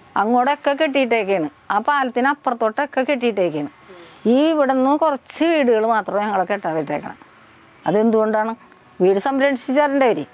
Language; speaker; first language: Malayalam; native; Malayalam